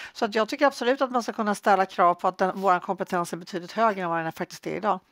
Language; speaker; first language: Swedish; native; Swedish